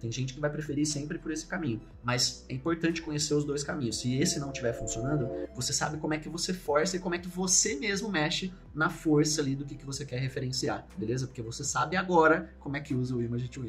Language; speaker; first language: Portuguese; native; Portuguese